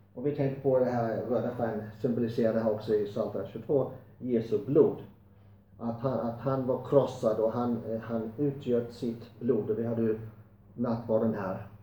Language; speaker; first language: Swedish; non-native, fluent; English